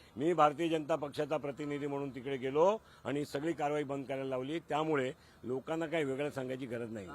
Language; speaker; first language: Marathi; non-native, local second language; Gujarati